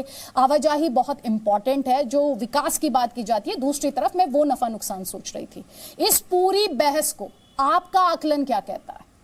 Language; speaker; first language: Hindi; native; Hindi